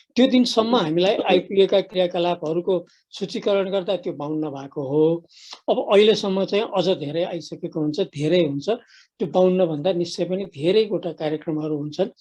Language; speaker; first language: Nepali; native; Nepali